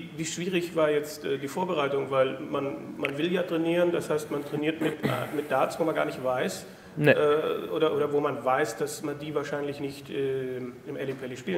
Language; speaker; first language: German; native; German